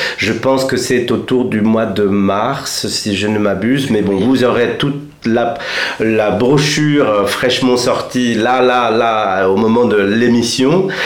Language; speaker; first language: French; non-native, fluent; Spanish